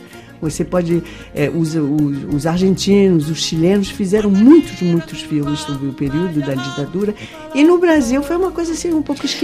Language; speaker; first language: Portuguese; non-native, fluent; French